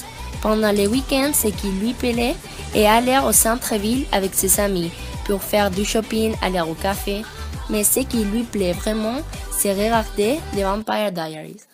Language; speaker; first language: French; non-native, learner; Spanish